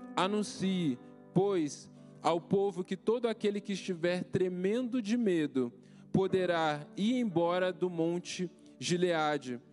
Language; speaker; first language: Portuguese; native; Portuguese